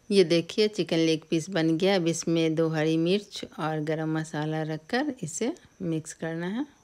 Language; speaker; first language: Hindi; native; Hindi